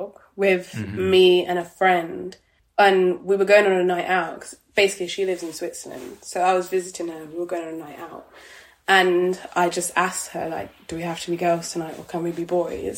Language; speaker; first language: English; native; English